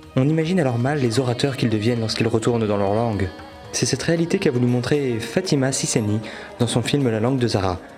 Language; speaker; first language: French; native; French